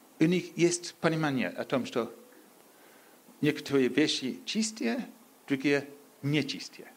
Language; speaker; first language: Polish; non-native, learner; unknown